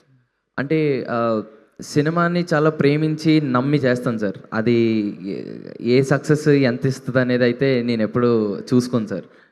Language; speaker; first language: Telugu; native; Telugu